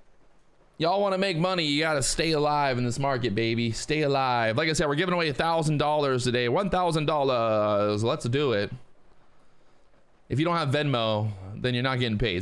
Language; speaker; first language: English; native; English